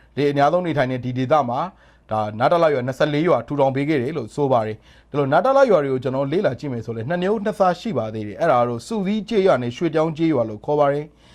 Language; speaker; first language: Burmese; non-native, local second language; Rohingya